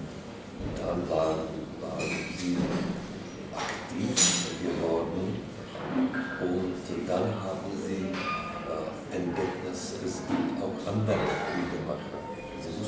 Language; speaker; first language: German; non-native, learner; Czech